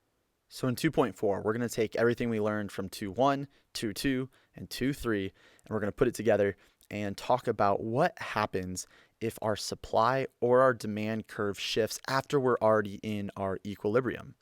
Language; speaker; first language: English; native; English